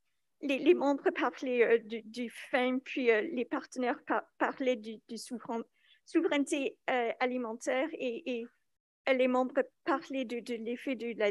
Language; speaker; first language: French; non-native, local second language; English